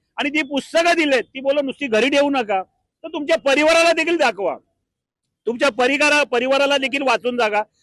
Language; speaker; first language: Marathi; native; Marathi